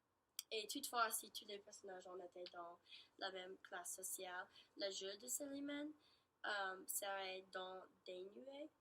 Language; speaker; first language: French; non-native, learner; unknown